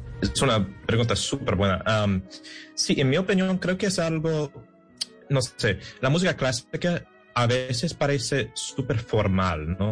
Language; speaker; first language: Spanish; non-native, fluent; English